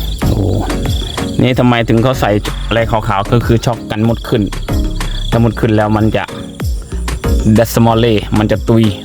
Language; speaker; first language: Thai; non-native, local second language; Northeastern Thai